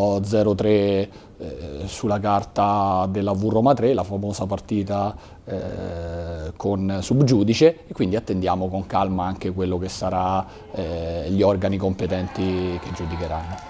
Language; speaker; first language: Italian; native; Italian